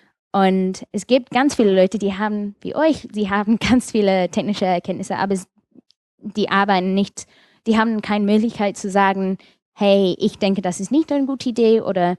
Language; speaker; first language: German; non-native, fluent; English